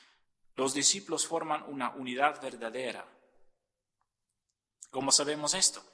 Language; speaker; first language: Spanish; non-native, fluent; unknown